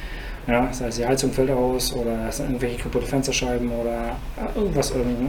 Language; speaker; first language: German; native; German